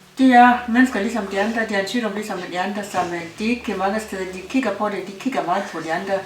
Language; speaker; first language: Danish; non-native, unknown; Swahili